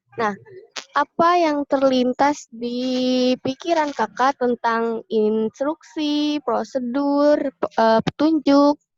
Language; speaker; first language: Indonesian; native; Indonesian